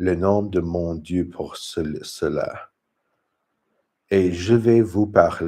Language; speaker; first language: French; non-native, learner; English